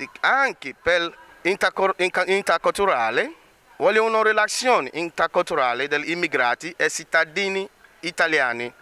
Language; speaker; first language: Italian; non-native, learner; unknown